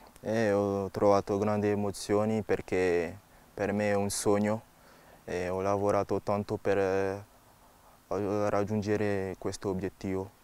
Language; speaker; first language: Italian; non-native, fluent; French